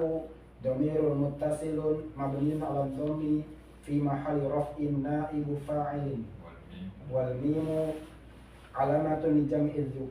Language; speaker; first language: Arabic; non-native, learner; Indonesian